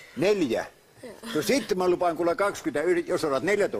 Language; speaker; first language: Finnish; native; Finnish